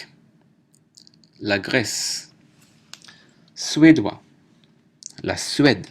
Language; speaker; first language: French; native; French